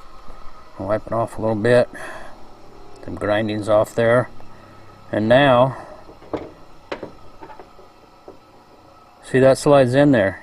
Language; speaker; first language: English; native; English